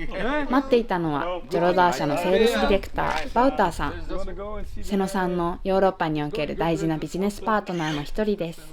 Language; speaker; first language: Japanese; native; Japanese